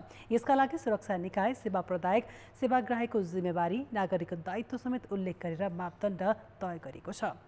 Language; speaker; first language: Nepali; native; Nepali